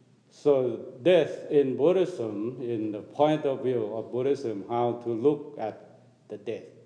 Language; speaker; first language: English; non-native, fluent; Thai